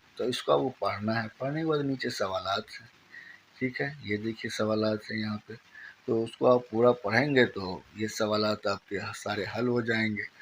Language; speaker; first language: Urdu; native; Urdu